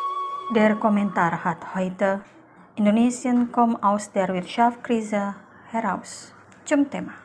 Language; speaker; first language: German; non-native, fluent; Indonesian